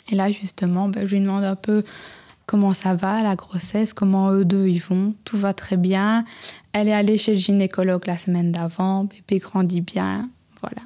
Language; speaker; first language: French; native; French